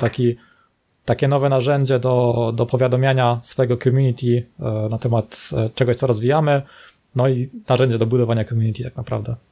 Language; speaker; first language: Polish; native; Polish